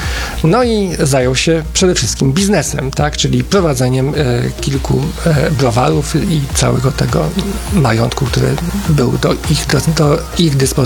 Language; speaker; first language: Polish; native; Polish